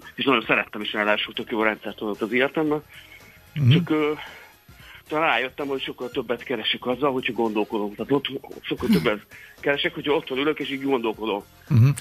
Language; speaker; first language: Hungarian; early bilingual, other home language; Russian